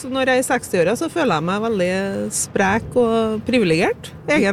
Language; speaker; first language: Norwegian; native; Norwegian